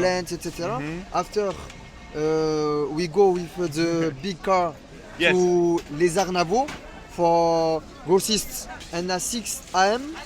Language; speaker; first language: English; non-native, learner; French